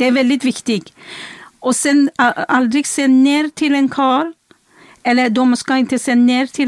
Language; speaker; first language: Swedish; non-native, fluent; Persian